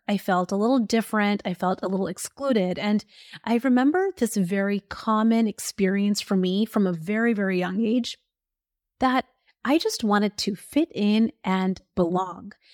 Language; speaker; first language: English; early bilingual, other home language; Hindi